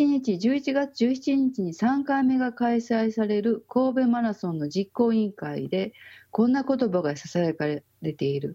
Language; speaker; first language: Japanese; native; Japanese